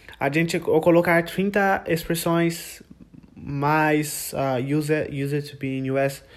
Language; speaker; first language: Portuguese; non-native, learner; English